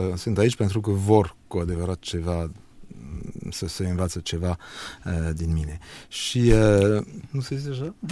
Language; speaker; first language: Romanian; non-native, fluent; French